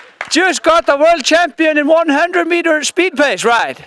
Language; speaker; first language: English; non-native, fluent; Icelandic